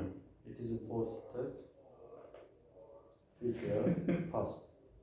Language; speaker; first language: English; non-native, learner; Turkish